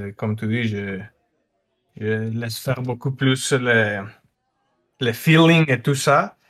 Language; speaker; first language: French; non-native, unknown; Spanish